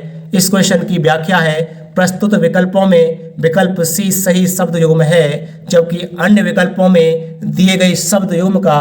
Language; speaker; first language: Hindi; native; Hindi